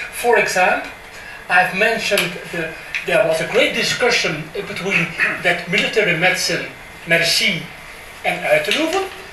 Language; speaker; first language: English; non-native, fluent; French